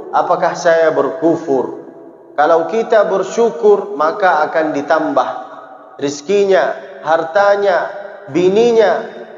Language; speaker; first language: Malay; early bilingual, heritage; Malay